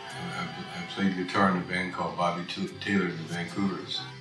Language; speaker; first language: English; native; English